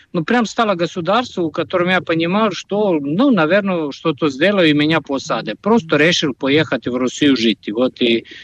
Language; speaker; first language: Russian; non-native, fluent; Serbian